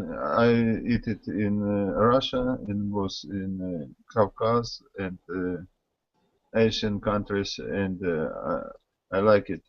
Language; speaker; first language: English; non-native, learner; Russian